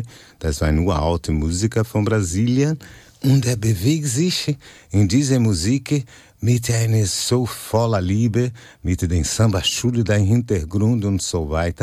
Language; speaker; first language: German; non-native, fluent; Portuguese